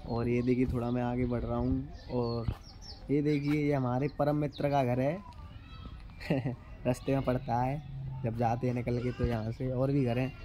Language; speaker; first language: Hindi; native; Hindi